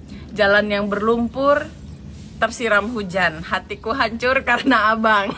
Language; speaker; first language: Indonesian; native; Indonesian